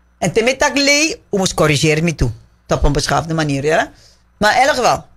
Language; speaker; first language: Dutch; native; Dutch